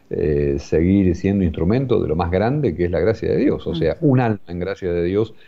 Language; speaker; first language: Spanish; native; Spanish